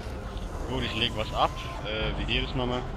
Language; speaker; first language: German; native; German